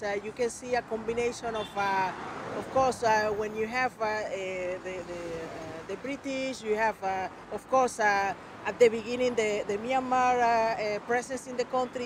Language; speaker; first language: English; non-native, fluent; Spanish